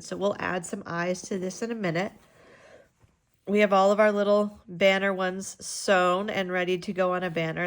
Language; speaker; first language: English; native; English